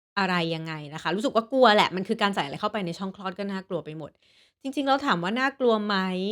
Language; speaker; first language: Thai; native; Thai